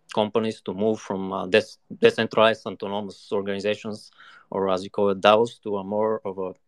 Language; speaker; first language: English; non-native, fluent; Bulgarian